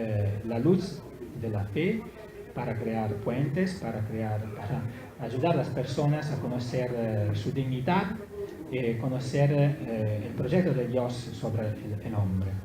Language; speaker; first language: Spanish; non-native, fluent; Italian